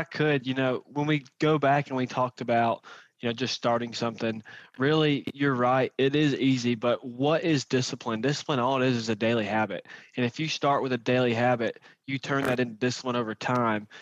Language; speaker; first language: English; native; English